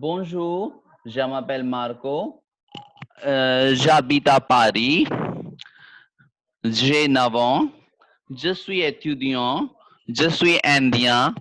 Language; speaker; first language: French; non-native, fluent; Hindi